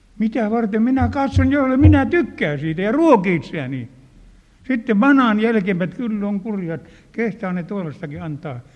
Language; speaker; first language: Finnish; native; Finnish